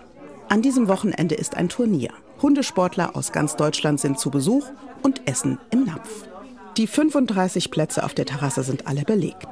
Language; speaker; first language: German; native; German